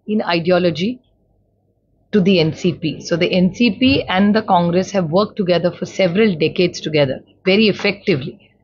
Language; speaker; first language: English; non-native, local second language; Marathi